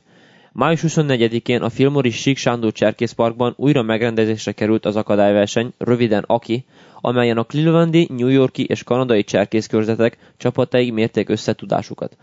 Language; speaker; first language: Hungarian; early bilingual, heritage; Hungarian